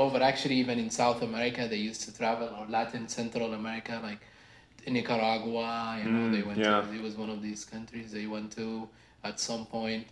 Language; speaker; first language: English; non-native, fluent; Arabic